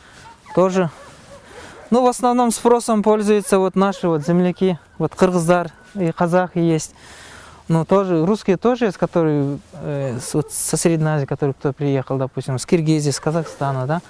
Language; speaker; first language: Russian; non-native, local second language; Kyrgyz